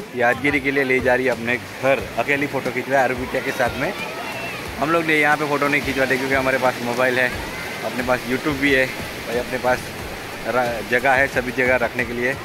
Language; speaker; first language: Hindi; non-native, local second language; Gujarati